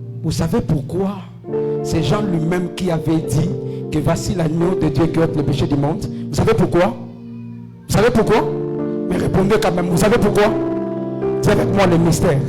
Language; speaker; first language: French; non-native, local second language; Swahili